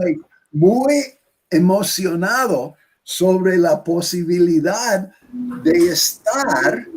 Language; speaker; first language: Spanish; non-native, fluent; English